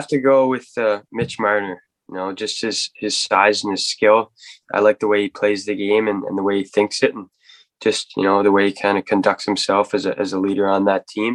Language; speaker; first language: English; native; English